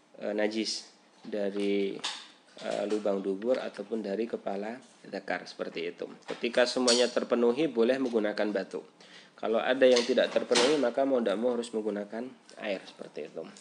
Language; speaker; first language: Indonesian; native; Indonesian